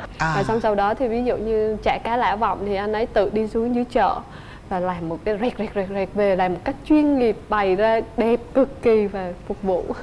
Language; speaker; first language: Vietnamese; native; Vietnamese